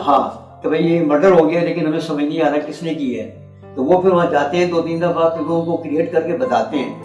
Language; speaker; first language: Urdu; native; Urdu